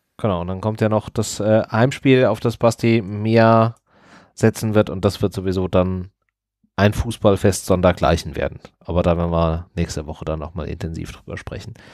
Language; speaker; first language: German; native; German